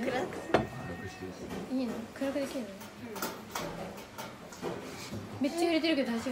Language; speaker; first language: Japanese; native; Japanese